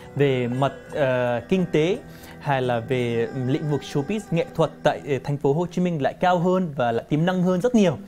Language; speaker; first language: Vietnamese; non-native, fluent; Arabic